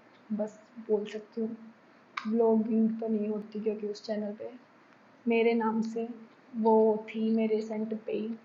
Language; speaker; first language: Hindi; native; Hindi